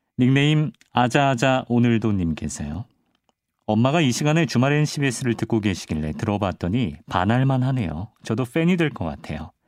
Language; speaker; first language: Korean; native; Korean